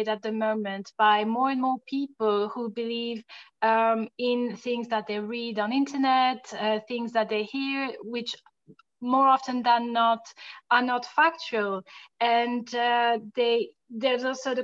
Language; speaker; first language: English; non-native, fluent; French